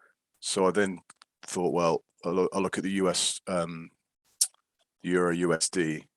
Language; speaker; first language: English; native; English